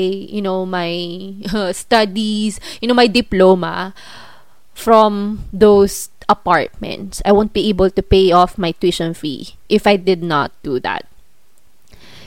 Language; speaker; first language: English; non-native, local second language; Filipino